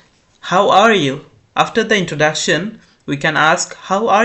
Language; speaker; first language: English; non-native, fluent; Bangla